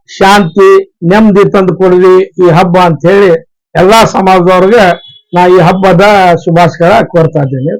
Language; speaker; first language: Kannada; non-native, local second language; Urdu